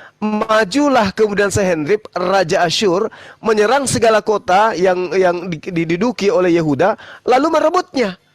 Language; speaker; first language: Indonesian; native; Indonesian